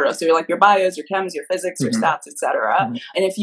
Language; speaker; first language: English; early bilingual, other home language; Haitian Creole